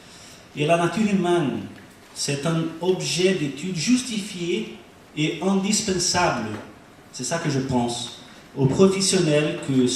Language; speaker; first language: French; non-native, learner; Portuguese